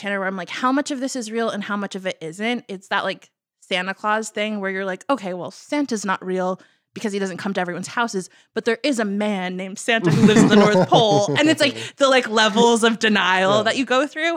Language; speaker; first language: English; native; English